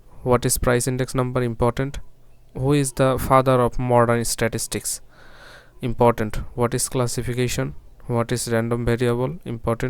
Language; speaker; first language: English; non-native, local second language; Bangla